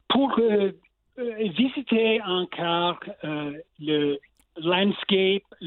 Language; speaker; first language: French; non-native, local second language; English